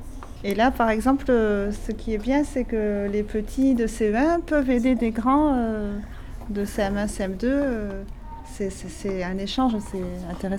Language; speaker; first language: French; native; French